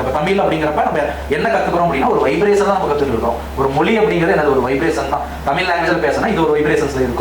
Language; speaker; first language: Tamil; native; Tamil